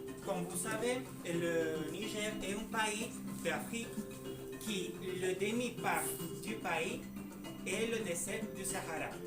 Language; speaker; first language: French; non-native, learner; Spanish